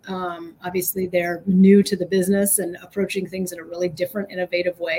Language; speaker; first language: English; native; English